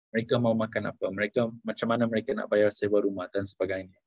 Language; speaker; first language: Malay; native; Malay